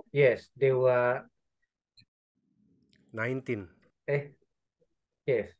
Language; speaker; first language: English; non-native, learner; Indonesian